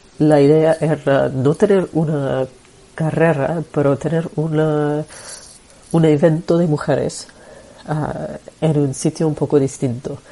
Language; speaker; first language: Spanish; non-native, fluent; French